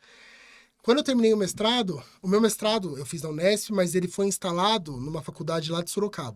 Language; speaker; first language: Portuguese; native; Portuguese